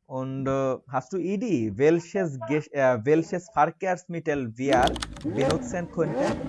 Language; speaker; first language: German; non-native, learner; Bangla